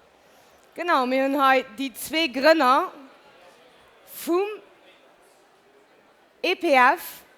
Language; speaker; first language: German; non-native, local second language; Luxembourgish